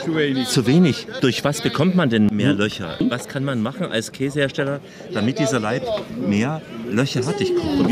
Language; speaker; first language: German; native; German